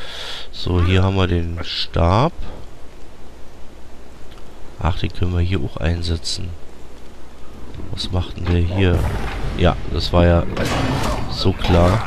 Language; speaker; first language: German; native; German